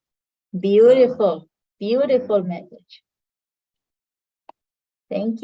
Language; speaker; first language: English; non-native, fluent; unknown